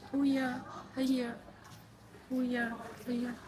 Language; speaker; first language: English; non-native, learner; Chinese